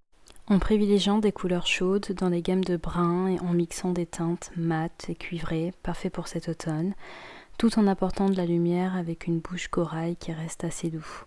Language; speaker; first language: French; native; French